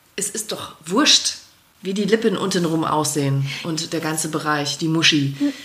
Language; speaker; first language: German; native; German